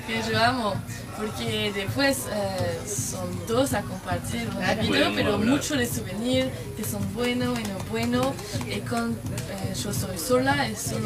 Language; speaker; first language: Spanish; non-native, learner; French